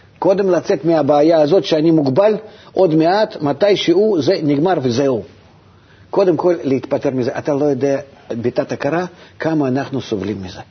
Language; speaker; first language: Hebrew; non-native, fluent; Russian